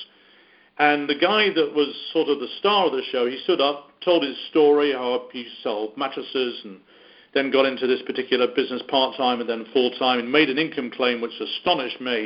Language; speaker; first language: English; native; English